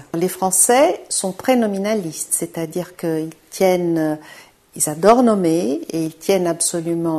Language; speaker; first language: French; non-native, fluent; Portuguese